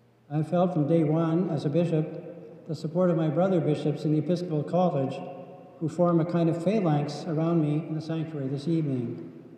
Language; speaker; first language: English; native; English